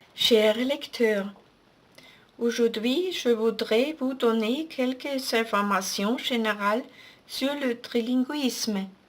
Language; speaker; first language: French; non-native, fluent; German